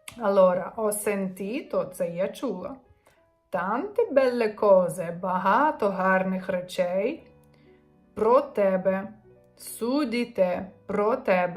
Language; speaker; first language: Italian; non-native, fluent; Ukrainian